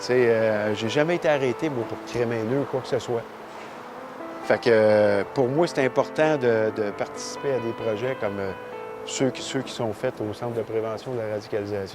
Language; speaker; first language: French; native; French